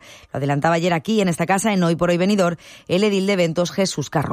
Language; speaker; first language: Spanish; native; Spanish